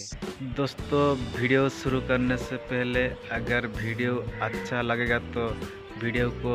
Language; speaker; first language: Hindi; non-native, local second language; Odia